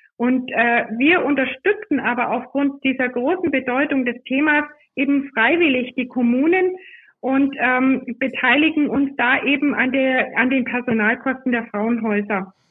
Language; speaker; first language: German; native; German